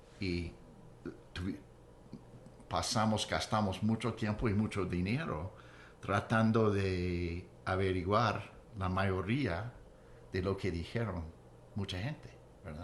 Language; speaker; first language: Spanish; non-native, fluent; English